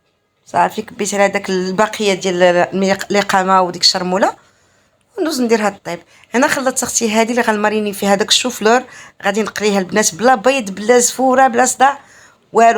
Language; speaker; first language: Arabic; native; Arabic